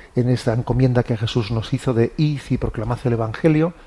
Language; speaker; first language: Spanish; native; Spanish